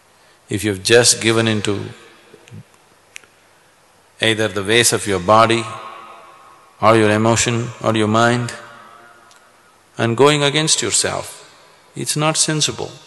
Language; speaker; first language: English; non-native, local second language; Kannada